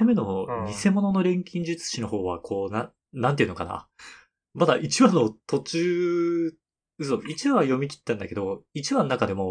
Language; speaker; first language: Japanese; native; Japanese